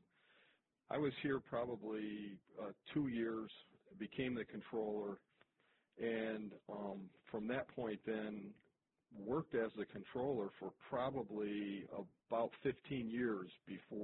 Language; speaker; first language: English; native; English